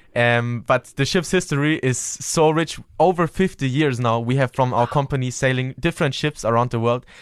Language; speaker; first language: English; non-native, fluent; German